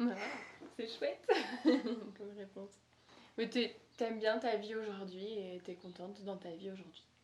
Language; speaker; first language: French; native; French